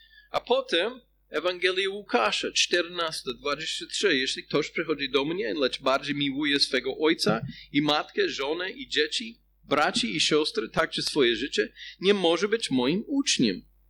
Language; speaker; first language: Polish; non-native, fluent; English